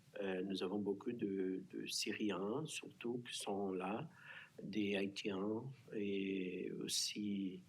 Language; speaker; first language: French; non-native, fluent; Portuguese